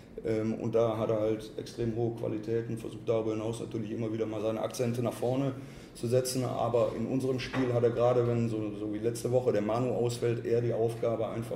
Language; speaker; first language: German; native; German